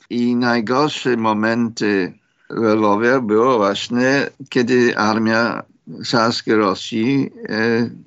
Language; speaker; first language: Polish; non-native, fluent; English